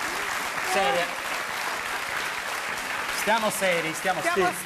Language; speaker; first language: Italian; native; Italian